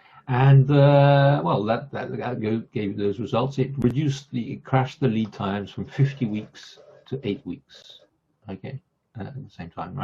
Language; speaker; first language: English; non-native, fluent; French